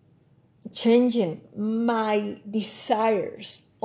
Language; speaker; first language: English; non-native, learner; Spanish